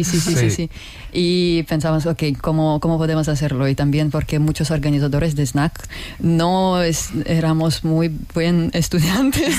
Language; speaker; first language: Spanish; non-native, learner; Russian